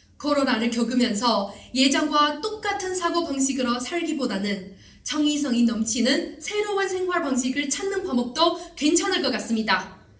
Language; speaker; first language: Korean; non-native, fluent; Chinese